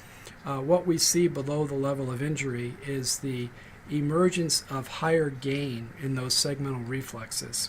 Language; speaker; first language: English; native; English